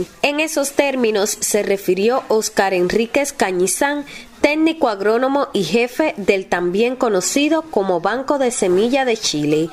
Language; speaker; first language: Spanish; native; Spanish